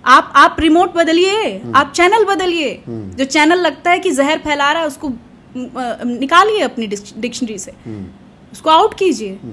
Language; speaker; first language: Hindi; native; Hindi